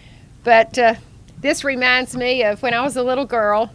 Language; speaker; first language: English; native; English